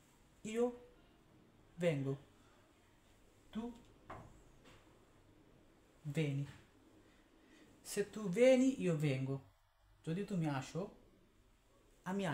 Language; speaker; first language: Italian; non-native, learner; Bangla